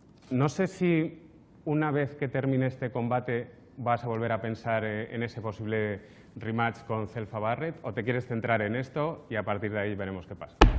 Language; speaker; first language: Spanish; native; Spanish